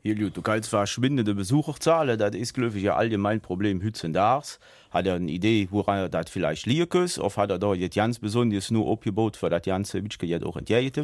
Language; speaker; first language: German; native; German